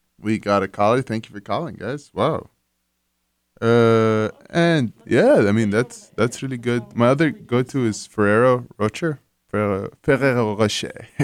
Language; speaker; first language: English; non-native, fluent; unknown